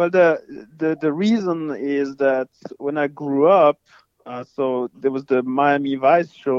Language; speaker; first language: English; non-native, fluent; French